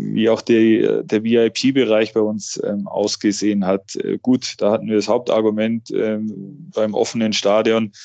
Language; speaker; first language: German; native; German